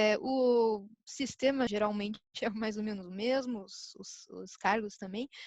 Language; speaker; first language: Portuguese; early bilingual, heritage; French